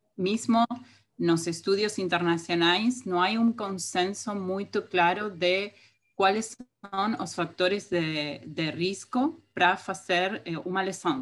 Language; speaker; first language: Portuguese; non-native, fluent; Spanish